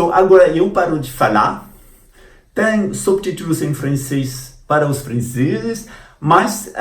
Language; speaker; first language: Portuguese; non-native, fluent; French